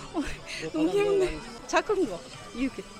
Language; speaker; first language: Korean; non-native, learner; French